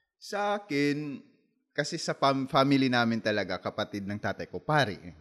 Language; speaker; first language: Filipino; non-native, local second language; Masbatenyo